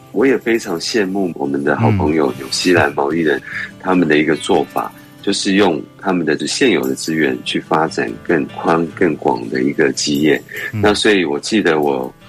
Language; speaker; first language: Chinese; native; Chinese